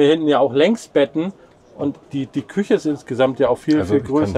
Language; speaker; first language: German; native; German